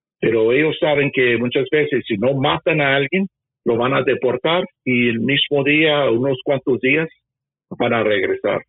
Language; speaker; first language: Spanish; early bilingual, heritage; Spanish